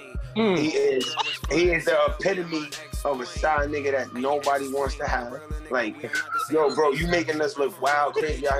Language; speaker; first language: English; native; English